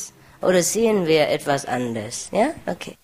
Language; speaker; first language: German; non-native, learner; Vietnamese